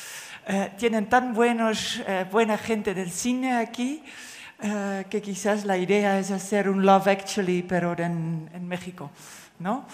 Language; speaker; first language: Spanish; non-native, fluent; Dutch